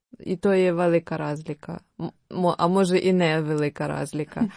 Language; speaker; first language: Croatian; non-native, learner; Ukrainian